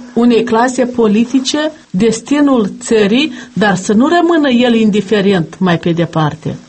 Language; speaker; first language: Romanian; native; Romanian